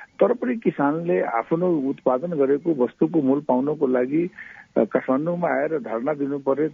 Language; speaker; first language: Nepali; non-native, local second language; Maithili